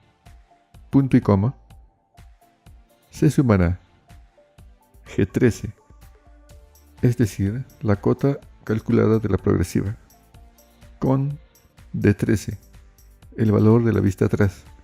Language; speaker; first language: Spanish; native; Spanish